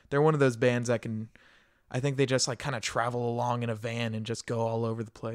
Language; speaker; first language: English; native; English